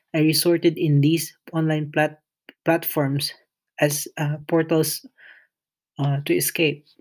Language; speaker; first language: English; non-native, local second language; Filipino